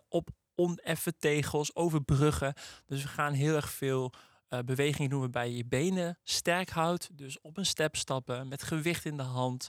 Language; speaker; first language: Dutch; native; Dutch